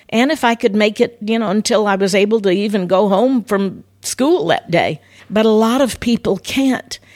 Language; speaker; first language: English; native; English